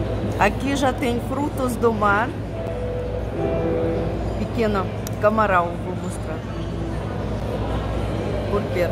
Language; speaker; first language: Portuguese; non-native, fluent; Russian